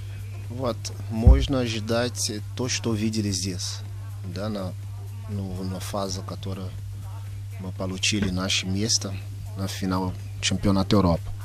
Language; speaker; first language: Russian; non-native, local second language; Azerbaijani